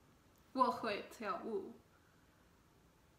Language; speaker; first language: Chinese; non-native, learner; English